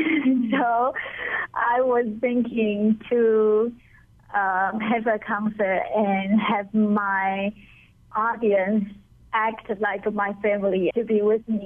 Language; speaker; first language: English; non-native, fluent; Chinese